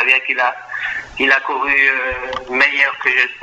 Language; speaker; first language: French; non-native, fluent; Spanish